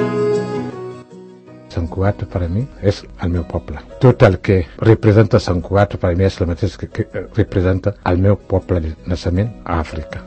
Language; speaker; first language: Catalan; non-native, fluent; Wolof